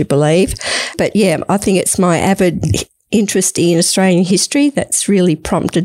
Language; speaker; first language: English; native; English